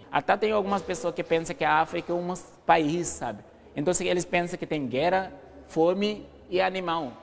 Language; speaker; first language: Portuguese; non-native, fluent; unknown